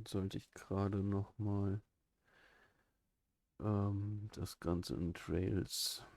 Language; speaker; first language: German; native; German